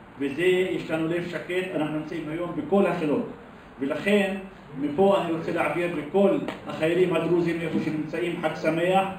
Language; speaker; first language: Hebrew; non-native, local second language; Arabic